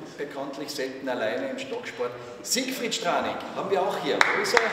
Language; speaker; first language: German; native; German